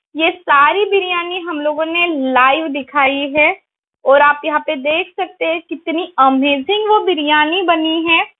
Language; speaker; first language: Hindi; non-native, local second language; Marathi